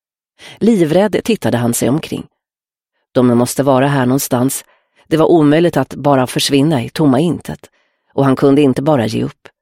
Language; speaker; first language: Swedish; native; Swedish